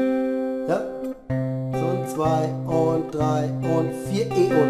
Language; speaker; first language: German; native; German